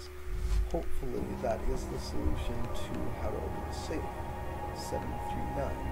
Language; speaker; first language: English; native; English